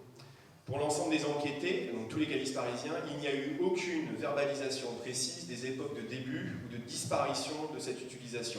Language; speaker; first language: French; native; French